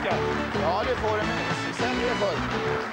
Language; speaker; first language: Swedish; native; Swedish